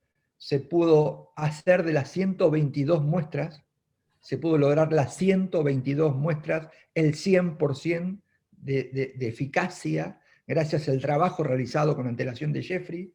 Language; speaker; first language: Spanish; native; Spanish